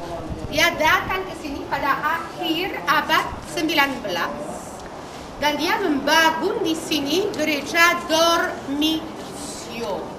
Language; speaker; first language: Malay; non-native, fluent; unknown